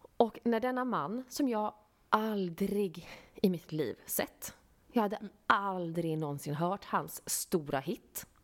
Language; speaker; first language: Swedish; native; Swedish